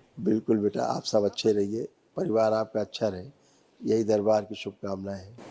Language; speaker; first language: Hindi; native; Hindi